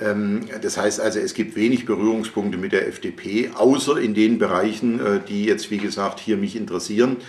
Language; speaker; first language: German; native; German